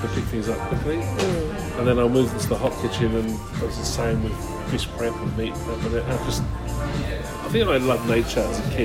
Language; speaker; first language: English; native; English